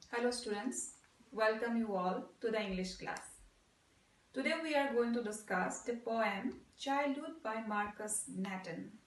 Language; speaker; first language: English; non-native, local second language; Assamese